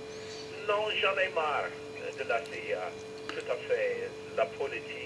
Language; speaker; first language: French; non-native, fluent; English